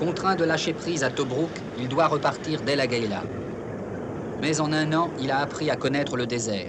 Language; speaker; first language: French; native; French